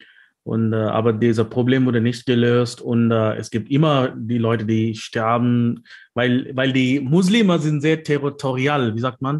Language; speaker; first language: German; non-native, fluent; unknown